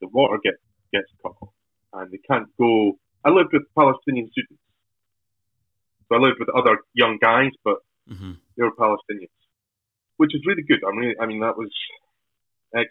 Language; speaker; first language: English; native; English